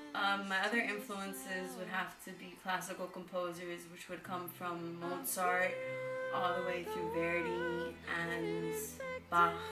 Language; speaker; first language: English; native; English